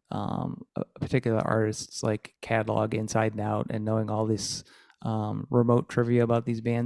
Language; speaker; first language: English; native; English